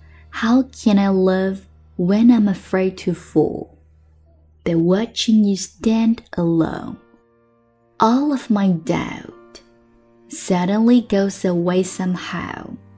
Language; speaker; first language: English; non-native, fluent; Chinese